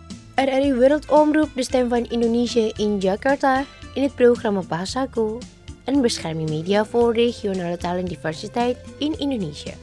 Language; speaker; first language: Dutch; non-native, fluent; Indonesian